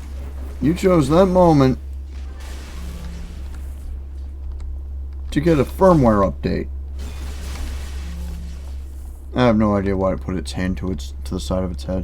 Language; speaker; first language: English; native; English